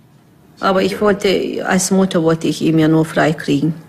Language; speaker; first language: German; non-native, learner; Turkish